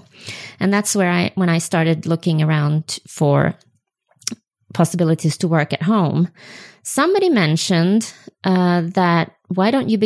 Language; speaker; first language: English; non-native, fluent; Swedish